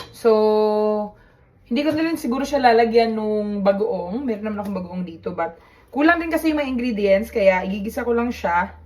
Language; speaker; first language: Filipino; non-native, local second language; Cebuano